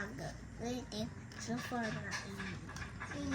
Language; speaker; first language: Chinese; early bilingual, heritage; Chinese